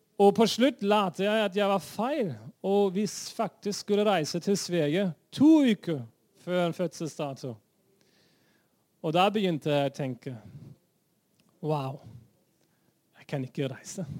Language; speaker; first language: Norwegian; non-native, fluent; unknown